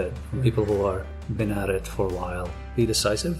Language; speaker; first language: English; non-native, fluent; Arabic